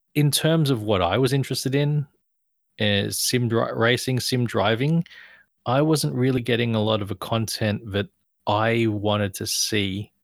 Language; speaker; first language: English; native; English